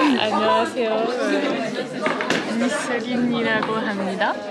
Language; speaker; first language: Korean; non-native, learner; French